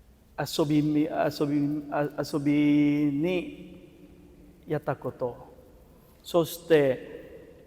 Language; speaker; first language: Japanese; non-native, fluent; Vietnamese